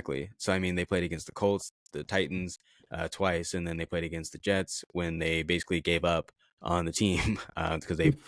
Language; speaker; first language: English; native; English